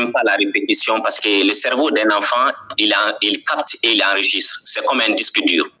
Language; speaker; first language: French; non-native, local second language; Bambara